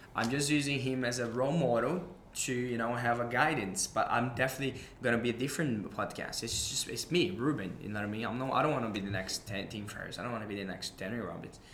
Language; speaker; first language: English; non-native, fluent; Portuguese